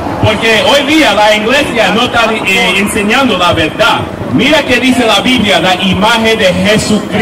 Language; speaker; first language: Spanish; non-native, learner; English